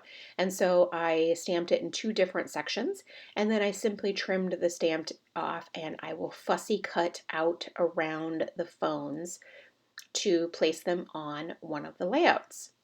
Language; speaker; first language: English; native; English